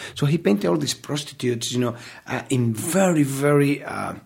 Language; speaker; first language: English; non-native, fluent; Spanish